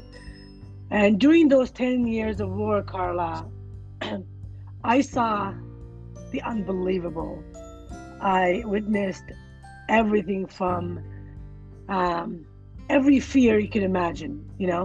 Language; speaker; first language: English; non-native, fluent; Arabic